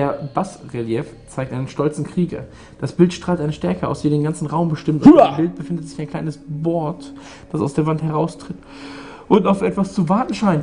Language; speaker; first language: German; native; German